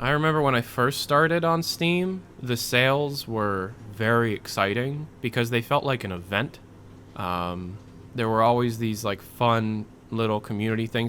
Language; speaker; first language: English; native; English